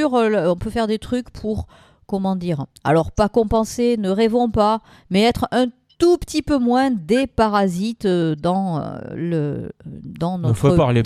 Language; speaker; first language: French; native; French